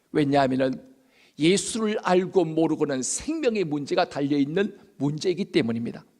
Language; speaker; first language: Korean; native; Korean